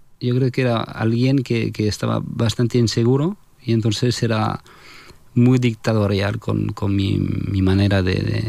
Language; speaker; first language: Spanish; non-native, fluent; French